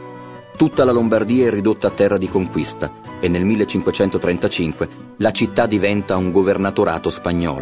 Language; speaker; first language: Italian; native; Italian